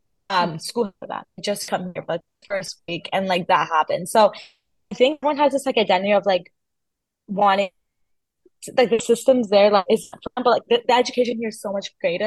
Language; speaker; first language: English; early bilingual, other home language; Persian